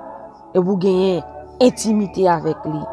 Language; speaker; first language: French; non-native, local second language; Haitian Creole